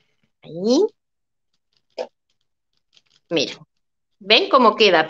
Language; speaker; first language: Spanish; native; Spanish